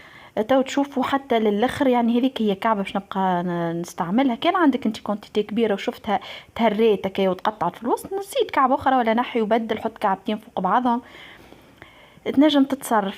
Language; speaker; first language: Arabic; native; Arabic